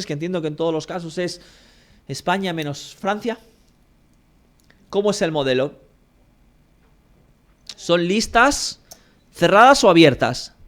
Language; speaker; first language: Spanish; native; Spanish